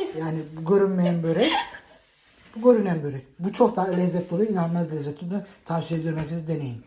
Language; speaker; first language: Turkish; early bilingual, heritage; Turkish